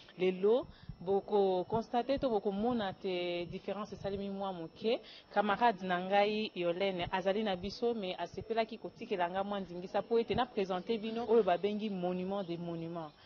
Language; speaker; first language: Lingala; native; Lingala